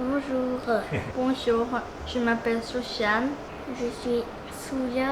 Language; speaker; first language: French; non-native, learner; Korean